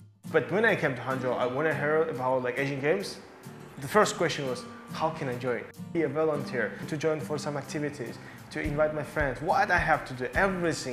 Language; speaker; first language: English; non-native, fluent; Uzbek